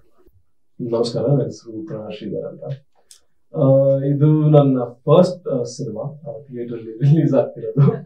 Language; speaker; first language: Kannada; native; Kannada